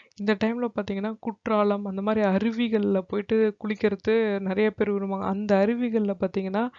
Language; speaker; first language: Tamil; native; Tamil